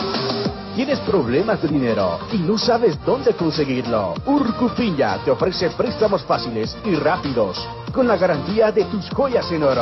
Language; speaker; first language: Spanish; native; Spanish